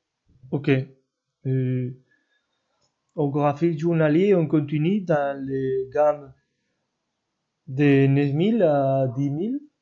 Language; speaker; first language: French; non-native, learner; Spanish